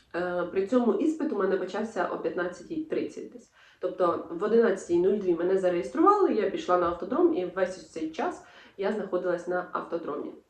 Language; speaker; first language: Ukrainian; non-native, local second language; Russian